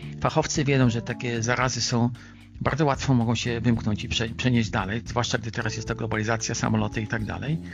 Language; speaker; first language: Polish; native; Polish